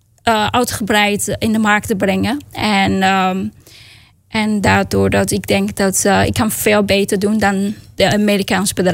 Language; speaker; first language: Dutch; non-native, learner; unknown